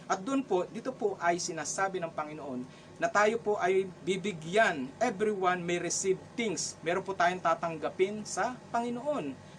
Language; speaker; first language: Filipino; non-native, local second language; Cebuano